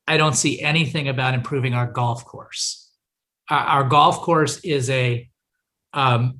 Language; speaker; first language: English; native; English